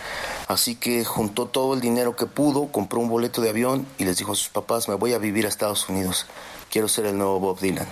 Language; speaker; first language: Spanish; native; Spanish